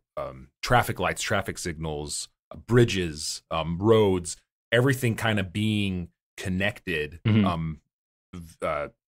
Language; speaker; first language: English; native; English